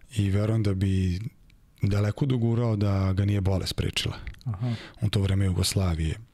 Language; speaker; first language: Serbian; native; Serbian